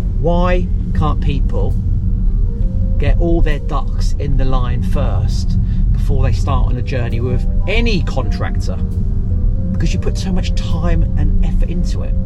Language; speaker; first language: English; native; English